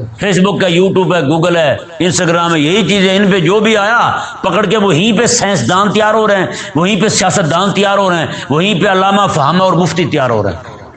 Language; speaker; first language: Urdu; non-native, local second language; Punjabi